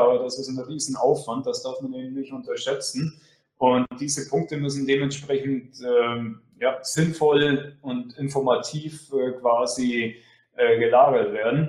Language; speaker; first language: German; native; German